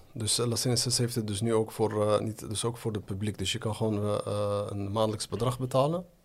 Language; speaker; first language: Dutch; early bilingual, other home language; Arabic